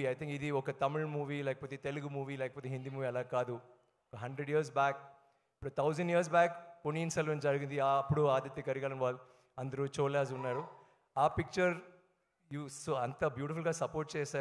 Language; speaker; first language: Telugu; non-native, learner; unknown